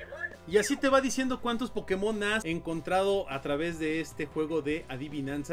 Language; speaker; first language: Spanish; native; Spanish